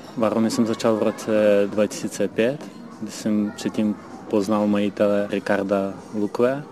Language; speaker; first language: Czech; non-native, fluent; Ukrainian